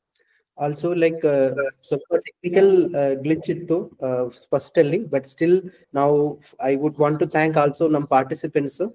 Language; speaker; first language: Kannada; non-native, local second language; Malayalam